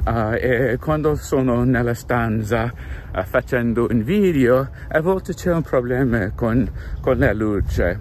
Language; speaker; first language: Italian; non-native, learner; English